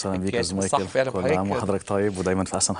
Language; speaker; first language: Arabic; native; Arabic